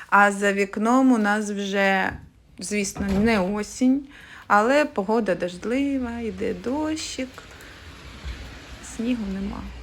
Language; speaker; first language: Ukrainian; native; Ukrainian